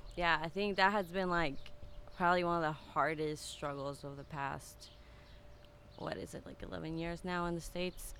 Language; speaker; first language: English; non-native, fluent; Spanish